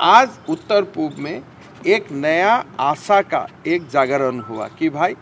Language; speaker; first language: Hindi; non-native, local second language; Assamese